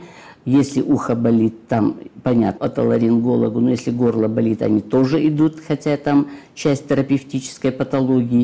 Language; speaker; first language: Russian; native; Russian